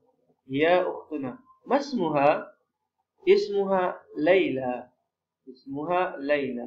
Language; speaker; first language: Arabic; non-native, fluent; Indonesian